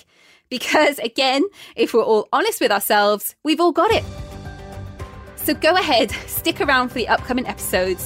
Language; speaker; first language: English; native; English